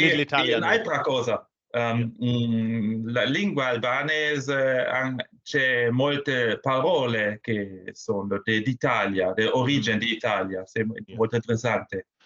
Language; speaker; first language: Italian; non-native, learner; German